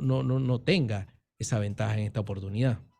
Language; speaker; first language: Spanish; native; Spanish